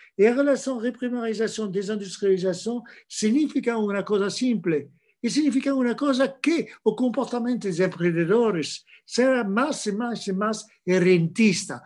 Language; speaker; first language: Portuguese; non-native, fluent; French